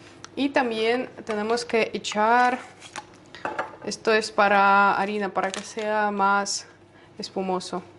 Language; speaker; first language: Spanish; non-native, learner; Russian